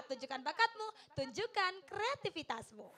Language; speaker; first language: Indonesian; native; Indonesian